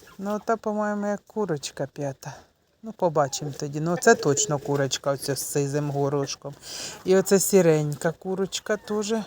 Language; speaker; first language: Ukrainian; non-native, local second language; Russian